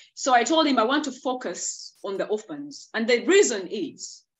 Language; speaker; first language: English; non-native, local second language; Ganda